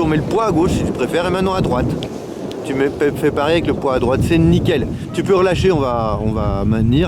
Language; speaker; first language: French; native; French